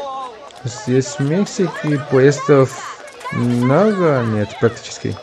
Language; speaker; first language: Russian; non-native, fluent; Spanish